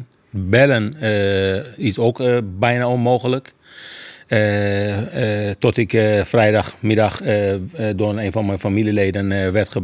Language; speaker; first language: Dutch; non-native, fluent; Persian